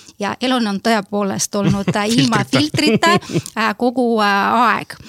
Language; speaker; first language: Estonian; non-native, local second language; Russian